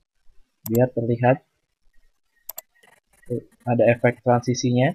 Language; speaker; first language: Indonesian; native; Indonesian